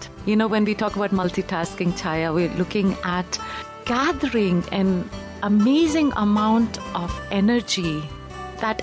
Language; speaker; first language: English; non-native, local second language; Punjabi